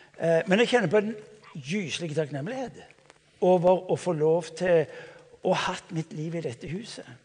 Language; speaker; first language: Norwegian; native; Norwegian